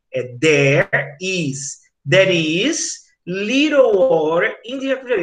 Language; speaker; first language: English; non-native, fluent; Portuguese